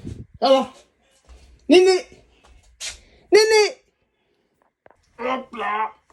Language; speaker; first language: Arabic; native; Arabic